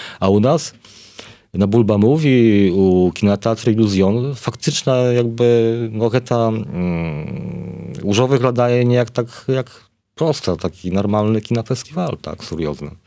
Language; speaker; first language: Polish; non-native, learner; Belarusian